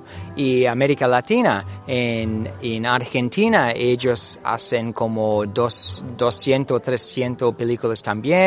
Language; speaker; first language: Spanish; non-native, learner; English